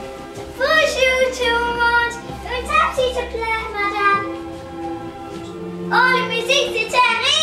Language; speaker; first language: French; non-native, learner; English